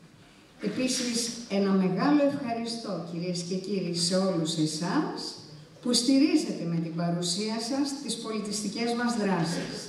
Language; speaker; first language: Greek; native; Greek